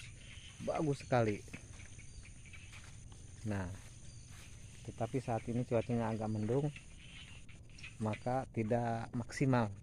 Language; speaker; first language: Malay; non-native, local second language; Sundanese